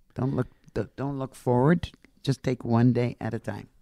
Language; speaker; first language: English; non-native, fluent; Dutch